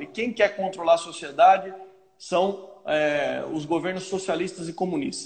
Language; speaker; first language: Portuguese; native; Portuguese